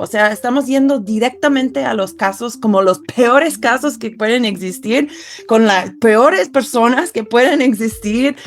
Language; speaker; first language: Spanish; non-native, fluent; English